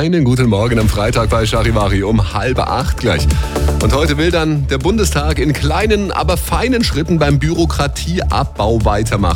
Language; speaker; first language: German; native; German